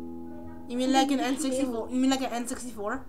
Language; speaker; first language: English; native; English